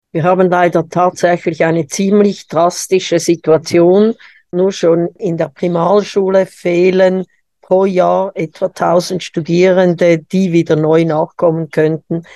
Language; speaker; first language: German; native; German